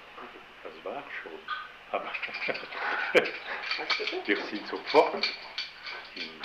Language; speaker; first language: German; non-native, learner; French